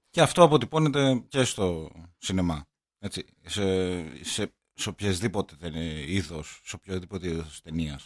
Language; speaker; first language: Greek; native; Greek